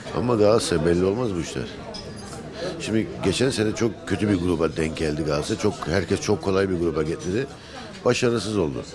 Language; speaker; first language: Turkish; early bilingual, heritage; Turkish